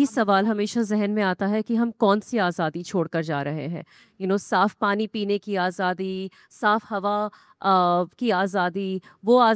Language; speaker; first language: English; non-native, local second language; Hindi